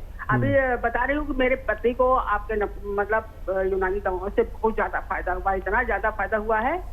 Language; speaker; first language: Hindi; native; Hindi